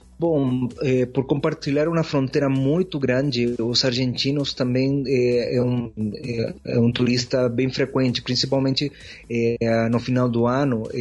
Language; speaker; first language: Portuguese; non-native, fluent; Spanish